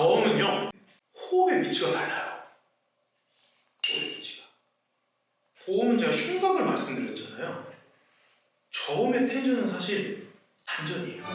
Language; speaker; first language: Korean; native; Korean